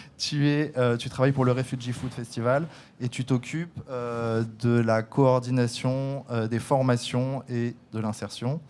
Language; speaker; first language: French; native; French